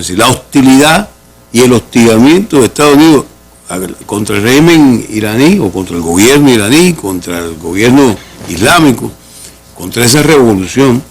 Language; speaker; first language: Spanish; native; Spanish